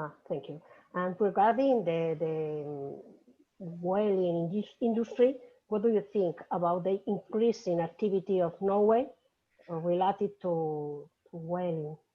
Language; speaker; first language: English; non-native, fluent; Spanish